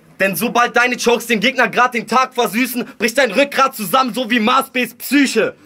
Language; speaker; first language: German; early bilingual, other home language; Russian